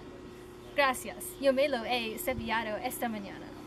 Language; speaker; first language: Spanish; non-native, learner; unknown